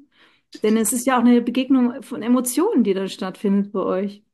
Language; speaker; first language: German; native; German